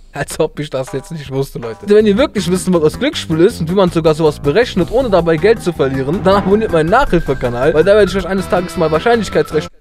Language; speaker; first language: German; early bilingual, other home language; Arabic